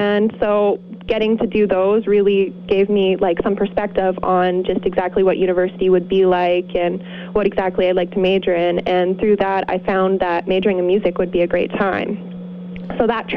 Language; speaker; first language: English; native; English